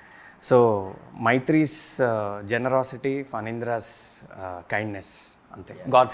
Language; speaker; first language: Telugu; native; Telugu